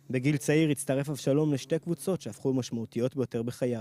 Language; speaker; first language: Hebrew; native; Hebrew